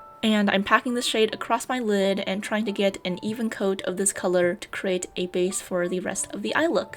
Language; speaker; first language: English; native; English